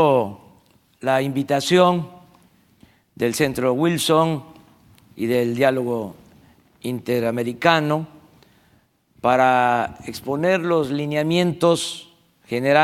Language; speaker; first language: Spanish; native; Spanish